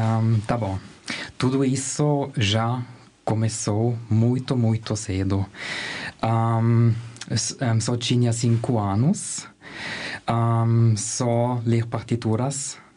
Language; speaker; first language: Portuguese; non-native, learner; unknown